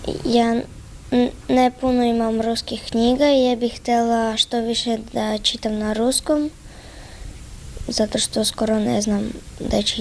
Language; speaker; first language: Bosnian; early bilingual, other home language; Russian